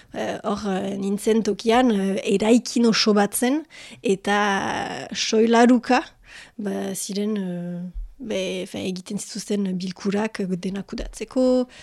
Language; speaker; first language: Basque; non-native, local second language; French